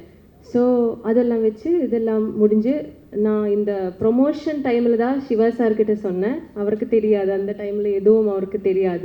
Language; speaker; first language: Tamil; non-native, learner; Malayalam